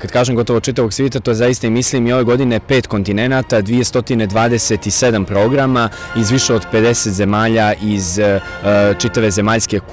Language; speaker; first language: Serbian; native; Serbian